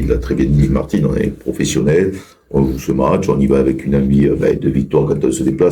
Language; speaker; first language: French; native; French